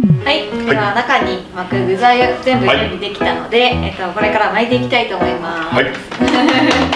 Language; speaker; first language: Japanese; native; Japanese